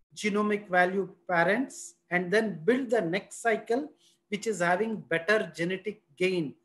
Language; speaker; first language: English; non-native, local second language; Telugu